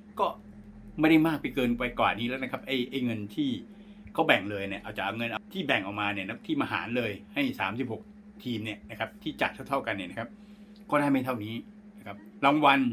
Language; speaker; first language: Thai; native; Thai